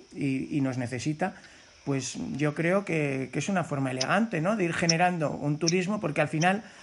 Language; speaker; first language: Spanish; native; Spanish